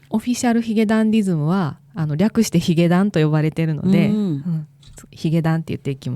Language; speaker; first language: Japanese; native; Japanese